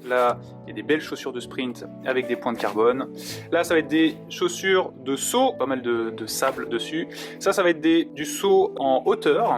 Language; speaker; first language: French; native; French